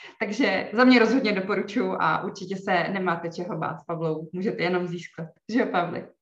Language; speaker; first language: Czech; native; Czech